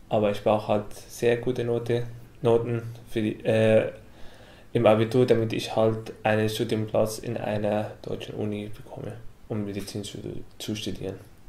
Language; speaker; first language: German; non-native, fluent; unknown